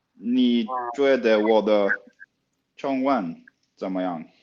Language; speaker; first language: Chinese; non-native, learner; Swedish